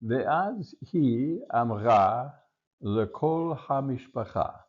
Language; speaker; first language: Hebrew; non-native, learner; English